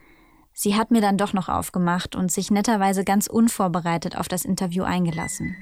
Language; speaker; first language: German; native; German